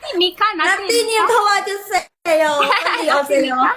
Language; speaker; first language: Korean; non-native, learner; Thai